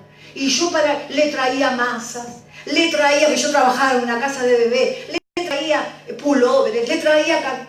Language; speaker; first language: Spanish; native; Spanish